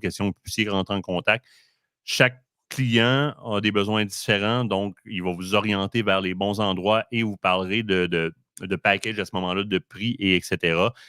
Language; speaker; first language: French; native; French